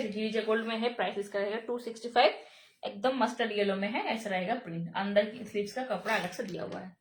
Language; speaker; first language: Hindi; non-native, local second language; Bangla